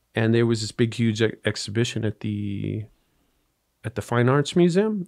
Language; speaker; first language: English; native; English